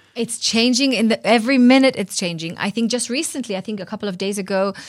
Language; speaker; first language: English; non-native, fluent; Hebrew